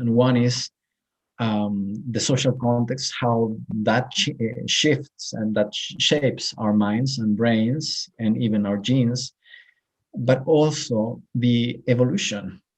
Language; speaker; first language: English; non-native, fluent; Spanish